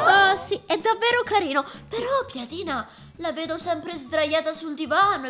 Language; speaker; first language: Italian; native; Italian